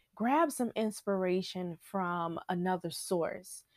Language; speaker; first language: English; native; English